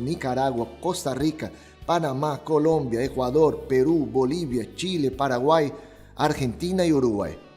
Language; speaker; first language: Spanish; non-native, fluent; Portuguese